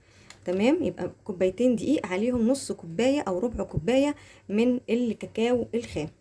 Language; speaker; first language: Arabic; native; Arabic